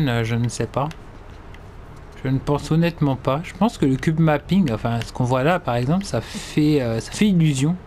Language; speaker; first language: French; native; French